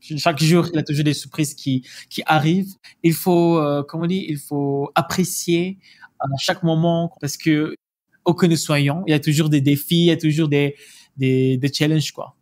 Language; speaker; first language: French; non-native, fluent; Malay